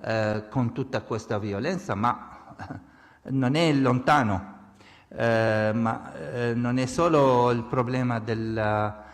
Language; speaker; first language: Italian; non-native, fluent; Arabic